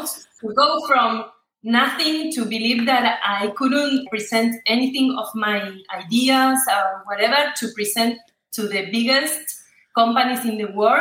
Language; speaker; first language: English; non-native, fluent; Spanish